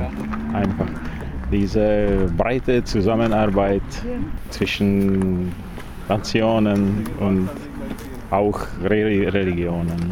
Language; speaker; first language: German; non-native, learner; Czech